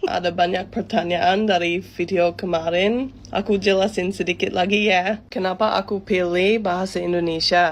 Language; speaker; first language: Indonesian; non-native, fluent; English